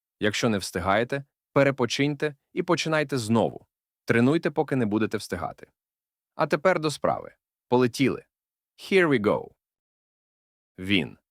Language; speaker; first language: Ukrainian; native; Ukrainian